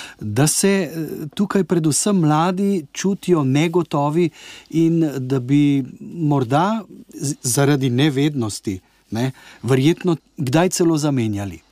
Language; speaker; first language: Slovenian; native; Slovenian